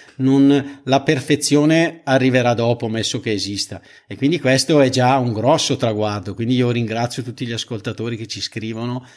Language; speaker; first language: Italian; native; Italian